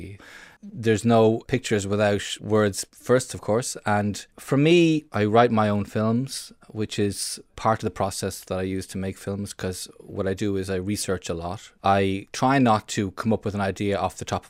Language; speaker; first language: English; native; English